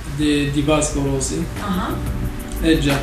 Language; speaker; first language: Italian; non-native, learner; Arabic